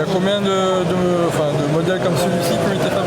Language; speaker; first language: French; native; French